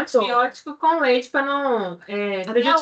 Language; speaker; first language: Portuguese; native; Portuguese